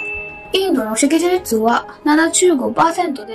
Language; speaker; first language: Japanese; non-native, learner; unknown